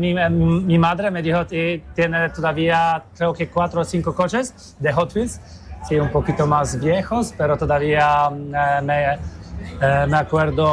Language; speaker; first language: Spanish; non-native, fluent; Polish